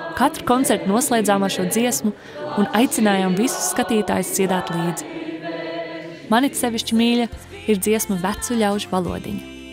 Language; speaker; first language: Latvian; early bilingual, heritage; Latvian